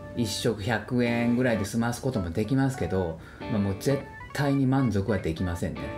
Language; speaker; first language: Japanese; native; Japanese